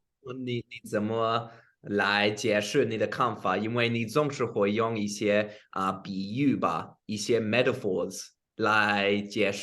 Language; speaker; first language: Chinese; non-native, fluent; English